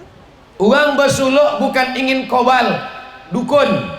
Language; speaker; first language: Indonesian; native; Indonesian